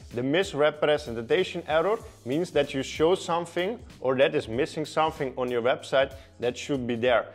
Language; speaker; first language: English; non-native, fluent; Dutch